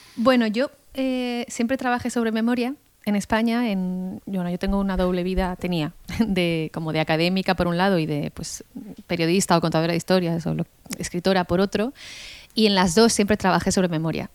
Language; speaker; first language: Spanish; native; Spanish